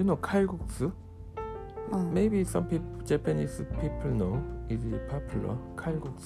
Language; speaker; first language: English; non-native, learner; Korean